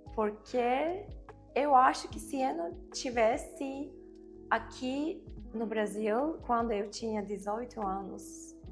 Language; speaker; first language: Portuguese; non-native, learner; Turkish